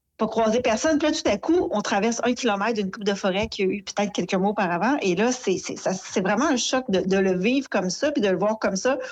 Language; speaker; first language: French; native; French